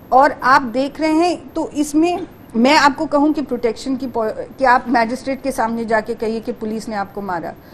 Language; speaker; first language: Hindi; native; Hindi